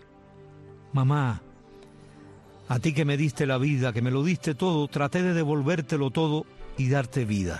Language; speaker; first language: Spanish; native; Spanish